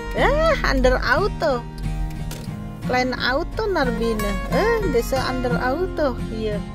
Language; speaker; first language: Dutch; non-native, learner; Indonesian